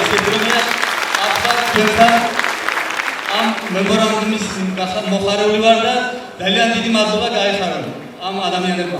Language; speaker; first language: Georgian; early bilingual, heritage; Georgian